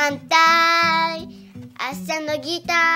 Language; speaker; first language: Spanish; early bilingual, heritage; Spanish